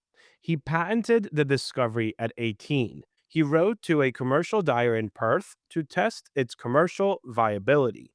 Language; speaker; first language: English; native; English